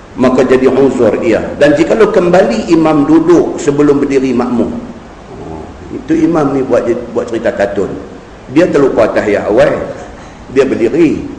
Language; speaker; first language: Malay; native; Malay